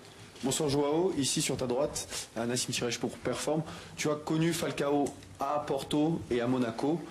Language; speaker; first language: French; native; French